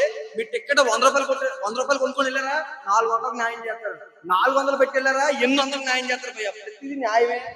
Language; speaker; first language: Telugu; native; Telugu